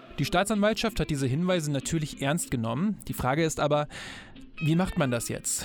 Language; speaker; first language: German; native; German